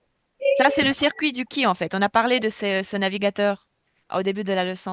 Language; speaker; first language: French; non-native, fluent; Russian